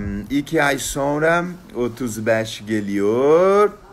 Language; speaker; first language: Turkish; non-native, learner; Portuguese